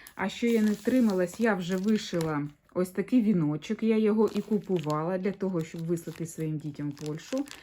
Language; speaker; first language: Ukrainian; non-native, local second language; Russian